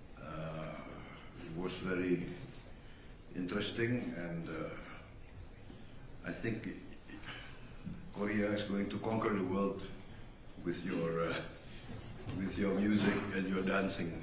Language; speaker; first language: English; non-native, fluent; Indonesian